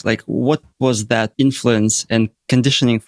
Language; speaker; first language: English; non-native, fluent; Russian